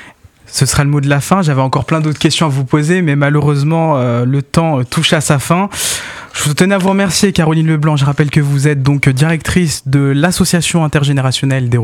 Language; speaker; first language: French; native; French